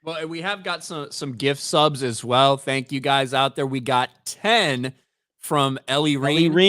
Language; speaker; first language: English; native; English